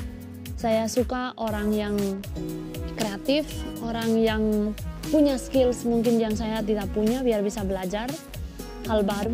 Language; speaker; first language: Indonesian; non-native, fluent; Spanish